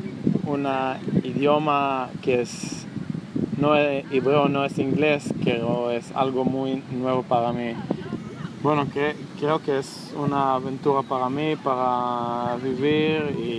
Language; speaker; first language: Spanish; non-native, learner; Hebrew